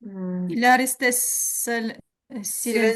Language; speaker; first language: French; non-native, learner; Ukrainian